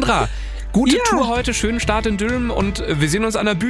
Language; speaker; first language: German; native; German